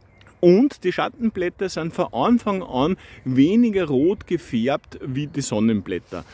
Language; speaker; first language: German; native; German